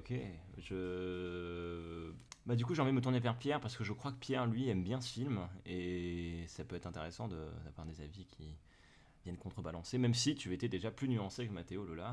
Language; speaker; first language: French; native; French